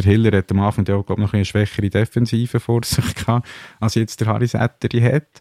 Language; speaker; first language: German; native; German